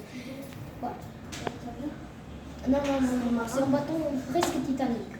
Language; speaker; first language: French; non-native, learner; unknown